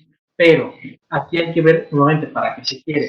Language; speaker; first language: Spanish; native; Spanish